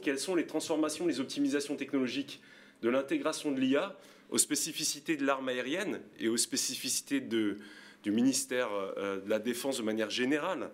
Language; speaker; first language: French; native; French